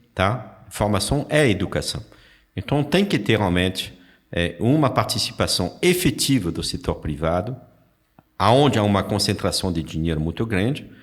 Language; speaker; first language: Portuguese; non-native, fluent; French